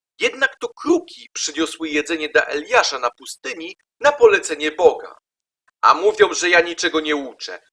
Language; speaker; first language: Polish; native; Polish